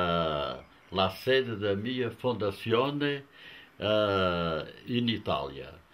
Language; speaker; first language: Italian; non-native, fluent; Portuguese